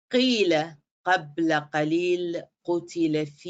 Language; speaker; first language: Arabic; non-native, fluent; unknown